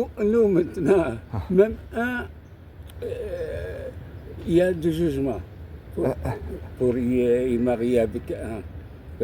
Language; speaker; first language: French; non-native, learner; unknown